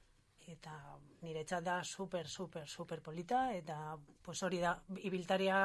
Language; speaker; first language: Basque; non-native, learner; Spanish